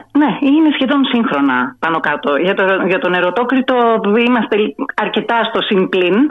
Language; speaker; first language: Greek; native; Greek